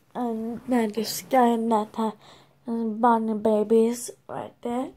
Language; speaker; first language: English; non-native, learner; Swedish